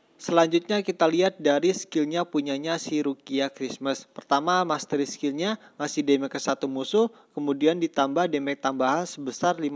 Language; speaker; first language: Indonesian; native; Indonesian